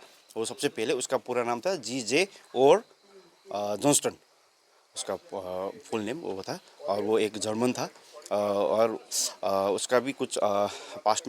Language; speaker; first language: Hindi; non-native, local second language; Nepali